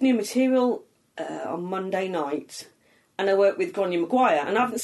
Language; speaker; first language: English; native; English